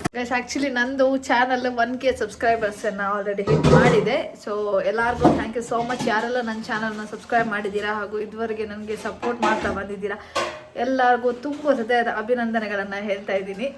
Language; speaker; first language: Kannada; non-native, local second language; Tulu